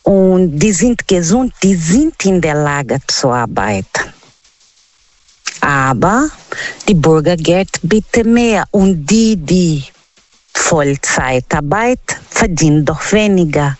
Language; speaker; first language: German; non-native, learner; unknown